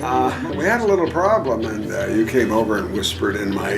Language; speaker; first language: English; native; English